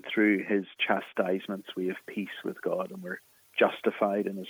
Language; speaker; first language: English; native; English